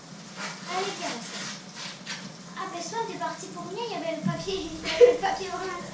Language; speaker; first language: French; native; French